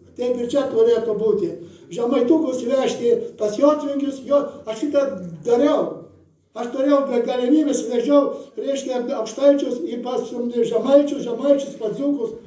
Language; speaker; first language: Lithuanian; native; Lithuanian